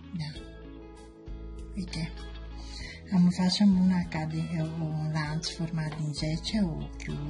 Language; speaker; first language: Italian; non-native, learner; Romanian